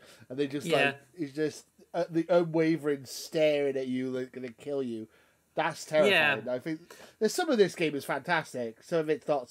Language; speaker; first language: English; native; English